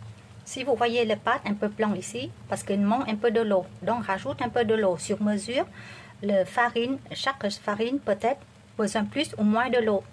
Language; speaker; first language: French; non-native, learner; Vietnamese